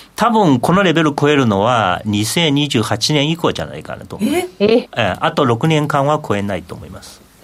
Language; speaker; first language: Japanese; non-native, fluent; Chinese